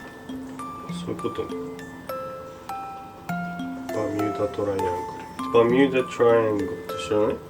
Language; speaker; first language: Japanese; native; Japanese